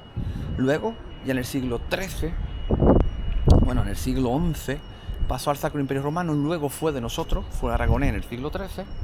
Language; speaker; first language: Spanish; native; Spanish